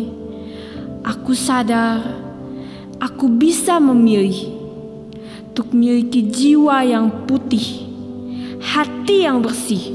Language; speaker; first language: Indonesian; native; Indonesian